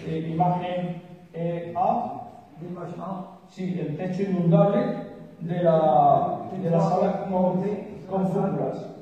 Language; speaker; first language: Spanish; native; Spanish